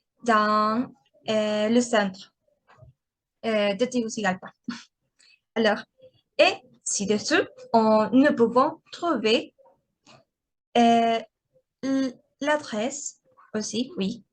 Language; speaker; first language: French; non-native, learner; Spanish